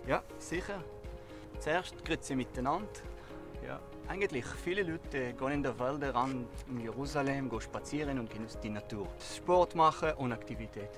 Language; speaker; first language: German; non-native, fluent; Hebrew